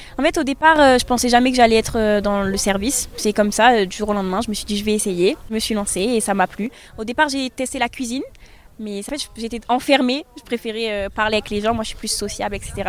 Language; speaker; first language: French; native; French